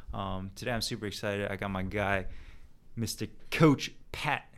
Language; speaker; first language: English; native; English